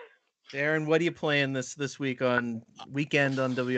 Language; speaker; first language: English; native; English